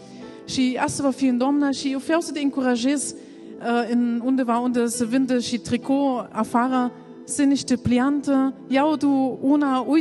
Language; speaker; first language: Romanian; non-native, learner; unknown